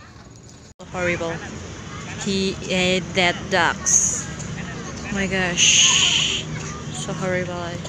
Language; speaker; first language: English; non-native, learner; Indonesian